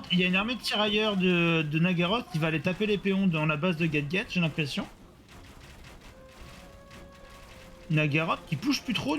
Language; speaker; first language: French; native; French